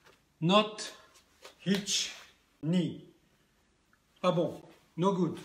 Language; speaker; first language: English; non-native, learner; French